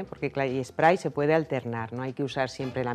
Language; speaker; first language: Spanish; native; Spanish